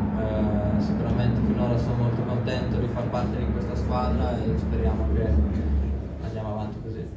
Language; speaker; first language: Italian; non-native, local second language; German